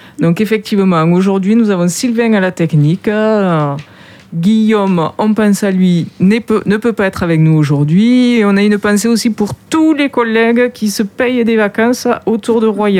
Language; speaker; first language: French; native; French